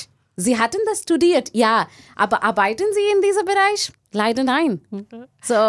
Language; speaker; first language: German; non-native, learner; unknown